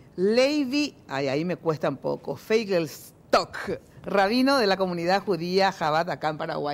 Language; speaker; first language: Spanish; native; Spanish